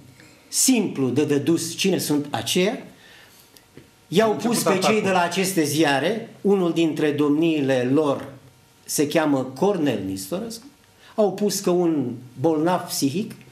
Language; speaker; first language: Romanian; native; Romanian